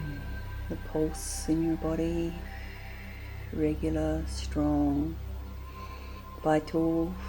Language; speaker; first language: English; native; English